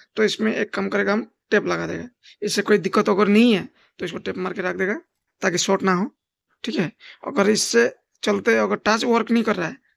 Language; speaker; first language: Hindi; non-native, local second language; Nepali